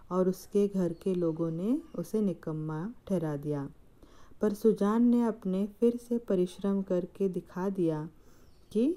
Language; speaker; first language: Hindi; non-native, local second language; Marathi